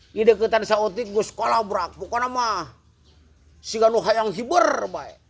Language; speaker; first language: Sundanese; non-native, fluent; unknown